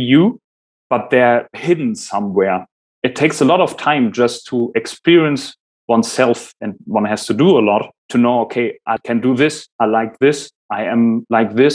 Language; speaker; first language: English; non-native, fluent; German